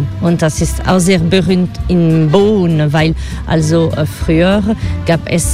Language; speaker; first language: German; non-native, fluent; French